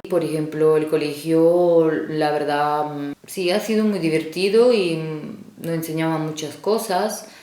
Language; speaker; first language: Spanish; non-native, fluent; Russian